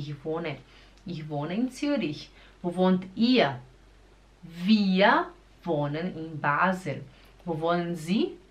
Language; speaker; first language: German; non-native, fluent; Portuguese